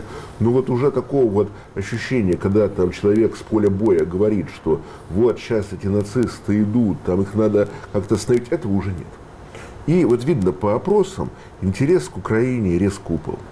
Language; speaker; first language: Russian; native; Russian